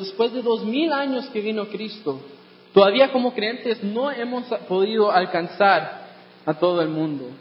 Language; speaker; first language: Spanish; non-native, fluent; English